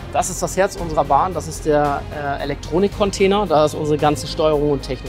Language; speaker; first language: German; native; German